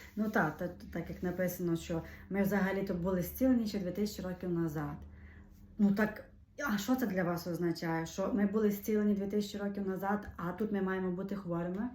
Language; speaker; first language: Ukrainian; native; Ukrainian